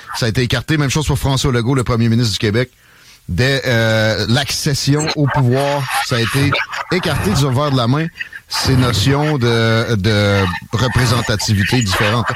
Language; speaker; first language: French; native; French